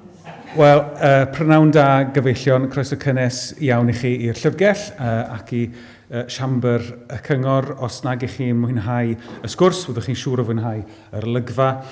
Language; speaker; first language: Welsh; native; Welsh